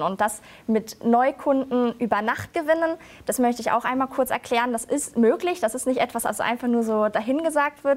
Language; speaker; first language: German; native; German